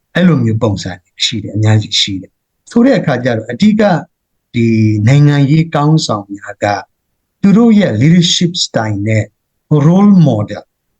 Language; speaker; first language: Burmese; non-native, local second language; Hakha Chin